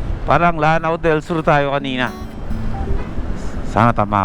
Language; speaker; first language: Filipino; native; Filipino